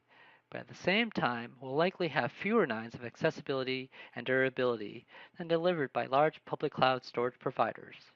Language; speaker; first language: English; native; English